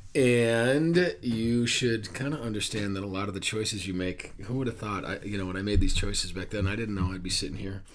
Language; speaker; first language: English; native; English